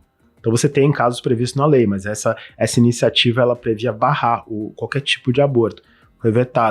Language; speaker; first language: Portuguese; native; Portuguese